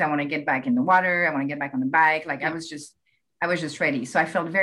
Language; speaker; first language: English; non-native, fluent; French